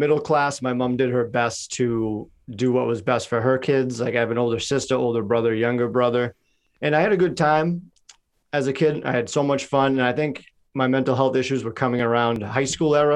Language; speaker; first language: English; native; English